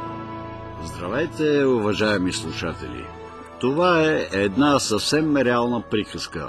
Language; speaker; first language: Bulgarian; native; Bulgarian